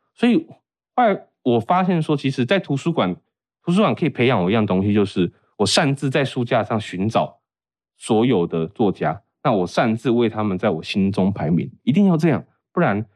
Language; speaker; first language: Chinese; native; Chinese